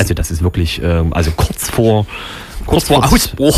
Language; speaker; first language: German; native; German